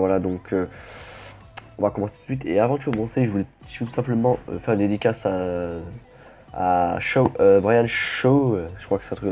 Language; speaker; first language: French; native; French